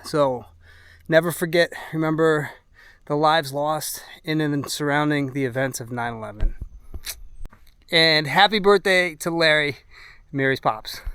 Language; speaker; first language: English; native; English